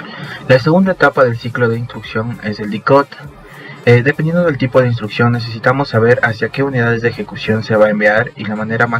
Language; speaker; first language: Spanish; native; Spanish